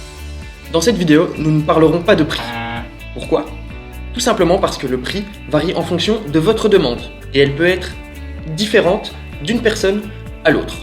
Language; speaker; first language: French; native; French